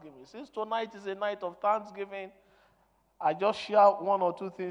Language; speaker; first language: English; non-native, local second language; Yoruba